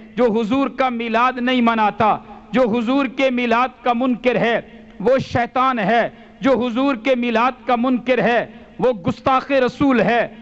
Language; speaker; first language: Urdu; non-native, local second language; Punjabi